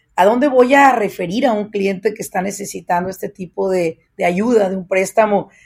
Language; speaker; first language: Spanish; native; Spanish